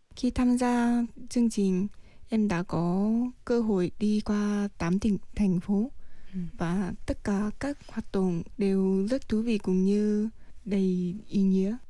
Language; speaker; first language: Vietnamese; early bilingual, heritage; Vietnamese